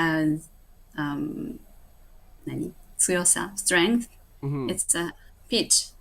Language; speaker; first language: English; non-native, learner; Japanese